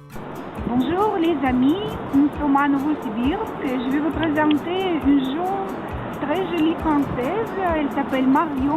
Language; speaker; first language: French; non-native, learner; Russian